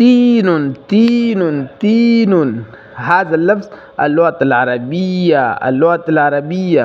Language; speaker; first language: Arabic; non-native, learner; Pashto